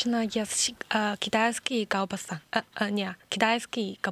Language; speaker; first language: Russian; non-native, learner; Chinese